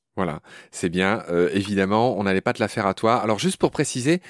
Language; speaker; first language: French; native; French